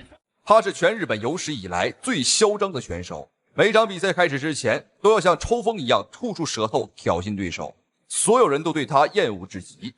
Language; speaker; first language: Chinese; native; Chinese